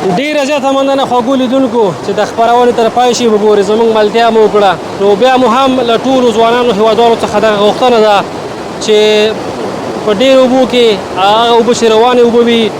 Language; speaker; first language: Pashto; native; Pashto